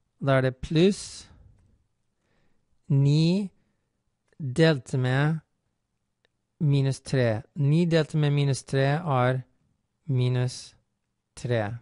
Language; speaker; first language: Norwegian; non-native, fluent; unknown